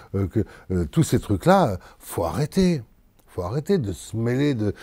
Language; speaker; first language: French; native; French